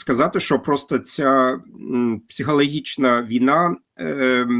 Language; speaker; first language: Ukrainian; non-native, fluent; German